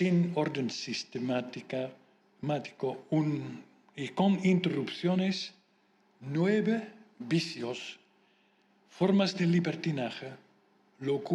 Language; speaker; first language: Spanish; non-native, fluent; Dutch